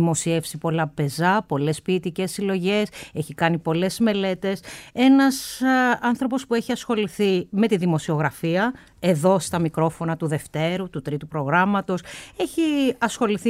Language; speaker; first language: Greek; native; Greek